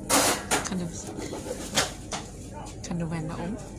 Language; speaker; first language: Swedish; non-native, fluent; Thai